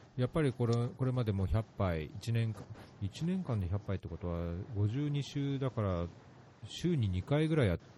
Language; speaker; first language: Japanese; native; Japanese